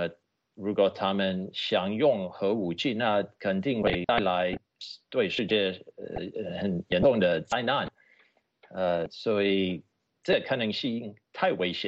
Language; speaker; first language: Chinese; non-native, fluent; English